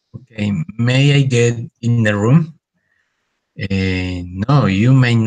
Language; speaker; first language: English; non-native, learner; Spanish